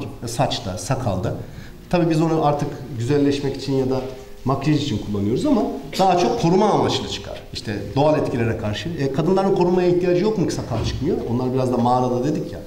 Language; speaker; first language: Turkish; native; Turkish